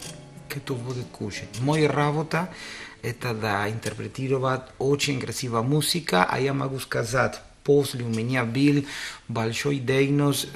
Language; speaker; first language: Russian; non-native, learner; Spanish